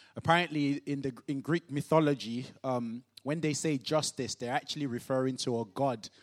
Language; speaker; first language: English; non-native, local second language; Yoruba